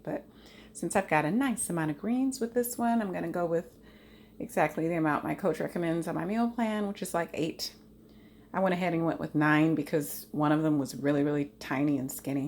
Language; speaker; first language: English; native; English